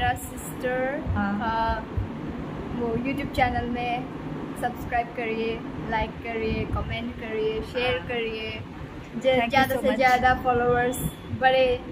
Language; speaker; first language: Hindi; non-native, local second language; Nepali